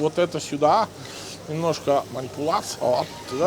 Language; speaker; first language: Russian; non-native, fluent; Italian